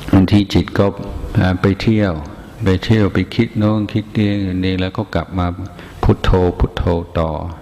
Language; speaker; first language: Thai; non-native, fluent; English